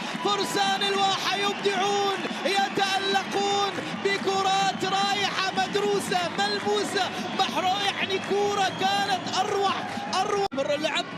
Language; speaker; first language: Arabic; native; Arabic